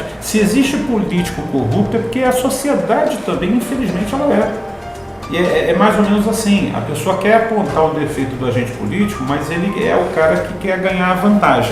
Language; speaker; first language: Portuguese; native; Portuguese